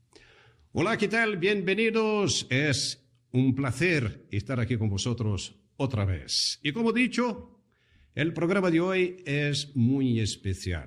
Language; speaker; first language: Spanish; non-native, fluent; Portuguese